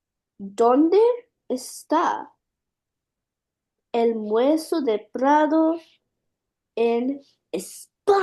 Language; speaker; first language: Spanish; non-native, learner; English